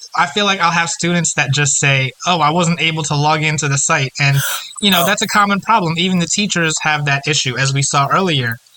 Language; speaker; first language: English; early bilingual, other home language; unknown